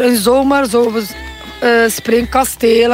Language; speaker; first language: Dutch; non-native, learner; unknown